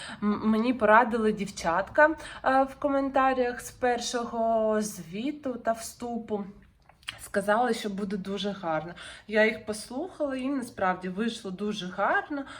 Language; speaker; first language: Ukrainian; non-native, local second language; Russian